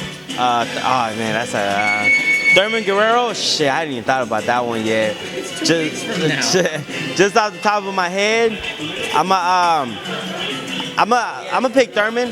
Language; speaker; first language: English; native; English